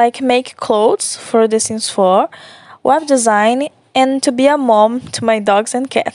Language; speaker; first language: English; non-native, learner; Portuguese